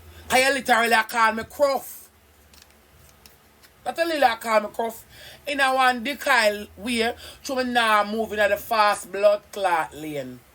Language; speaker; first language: English; non-native, local second language; Jamaican Creole English